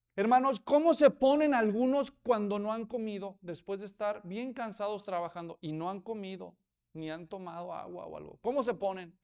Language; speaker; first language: Spanish; native; Spanish